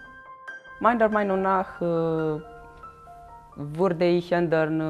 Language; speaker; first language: German; non-native, local second language; Romanian